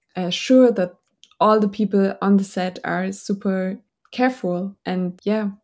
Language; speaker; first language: English; non-native, fluent; German